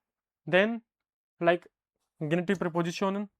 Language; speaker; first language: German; non-native, fluent; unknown